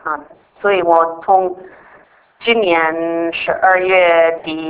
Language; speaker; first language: Chinese; non-native, fluent; English